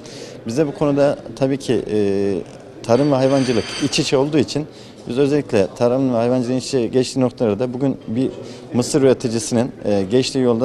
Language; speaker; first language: Turkish; native; Turkish